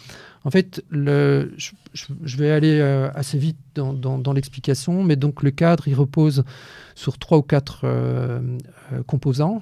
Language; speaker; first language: French; native; French